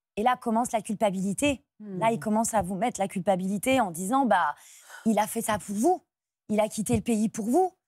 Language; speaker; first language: French; native; French